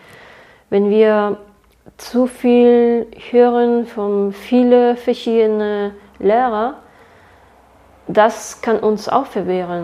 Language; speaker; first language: German; non-native, fluent; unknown